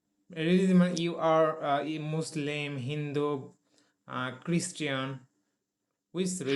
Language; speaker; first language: English; non-native, learner; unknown